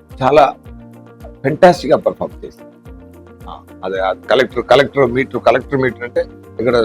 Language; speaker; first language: Telugu; non-native, learner; Tamil